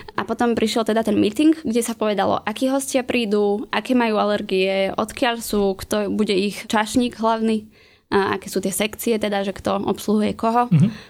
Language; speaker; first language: Slovak; native; Slovak